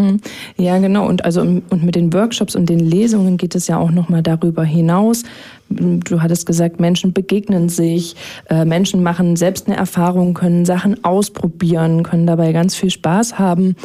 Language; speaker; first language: German; native; German